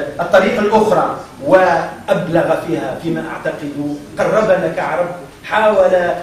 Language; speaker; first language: Arabic; native; Arabic